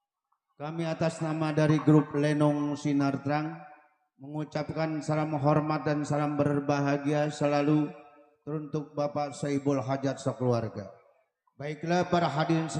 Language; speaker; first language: Malay; native; Malay